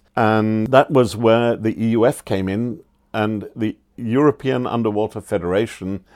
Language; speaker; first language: English; native; English